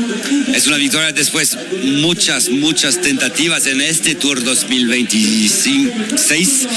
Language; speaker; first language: Spanish; non-native, learner; French